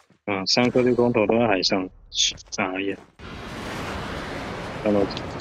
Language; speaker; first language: Chinese; native; Chinese